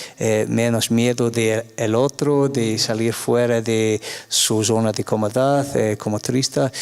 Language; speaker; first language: Spanish; non-native, fluent; English